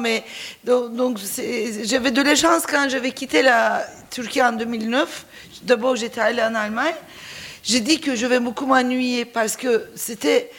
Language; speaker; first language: French; non-native, fluent; Turkish